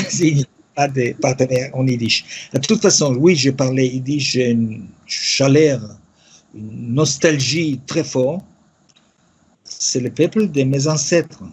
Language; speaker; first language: French; non-native, fluent; Yiddish